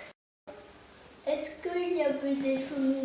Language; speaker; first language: French; native; French